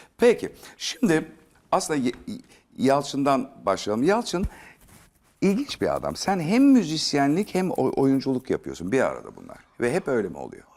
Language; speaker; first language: Turkish; native; Turkish